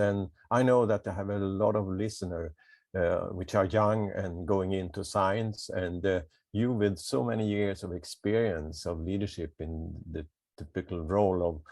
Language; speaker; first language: English; non-native, fluent; Swedish